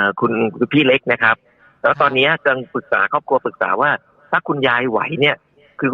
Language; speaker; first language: Thai; native; Thai